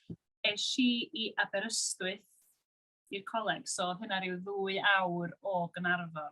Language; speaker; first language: Welsh; native; Welsh